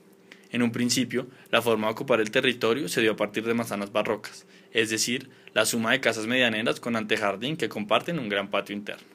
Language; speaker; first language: Spanish; native; Spanish